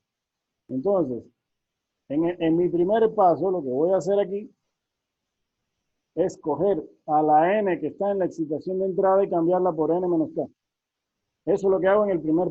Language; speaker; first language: Spanish; native; Spanish